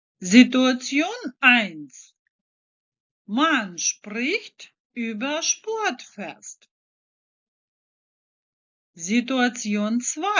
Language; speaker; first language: German; non-native, fluent; Ukrainian